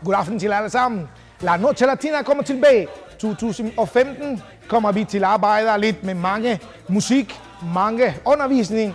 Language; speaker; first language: Danish; non-native, fluent; Spanish